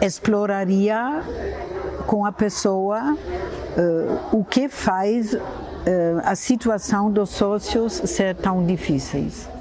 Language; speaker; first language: Portuguese; non-native, fluent; German